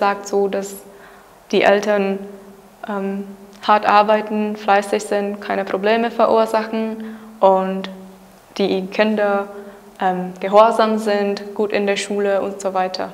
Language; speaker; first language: German; non-native, fluent; Czech